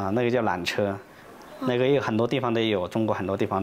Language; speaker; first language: Chinese; native; Chinese